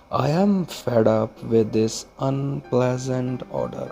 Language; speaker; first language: English; non-native, local second language; Punjabi